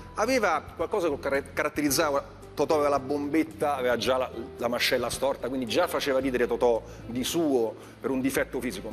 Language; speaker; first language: Italian; native; Italian